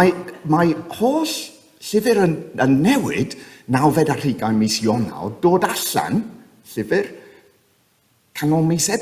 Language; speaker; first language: Welsh; non-native, fluent; English